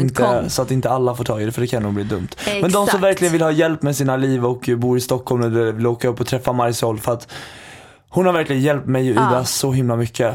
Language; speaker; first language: Swedish; native; Swedish